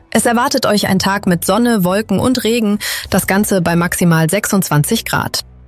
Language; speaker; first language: German; native; German